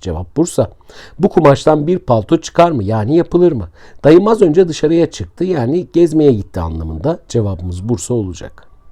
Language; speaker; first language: Turkish; native; Turkish